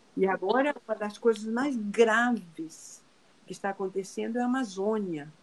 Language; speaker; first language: Portuguese; non-native, fluent; Spanish